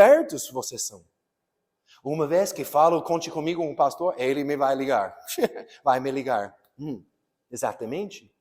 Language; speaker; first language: Portuguese; non-native, fluent; English